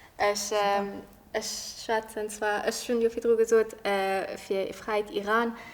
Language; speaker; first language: Luxembourgish; early bilingual, other home language; Persian